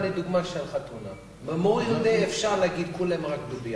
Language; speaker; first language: Hebrew; non-native, learner; English